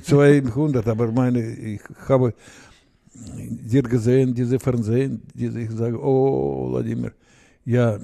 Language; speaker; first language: German; non-native, learner; Russian